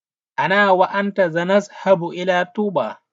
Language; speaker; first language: Arabic; non-native, fluent; Wolof